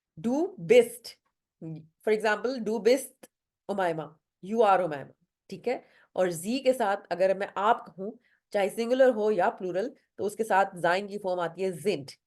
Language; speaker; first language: Urdu; non-native, local second language; Punjabi